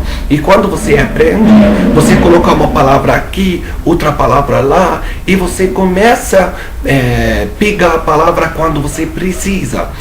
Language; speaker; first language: Portuguese; non-native, fluent; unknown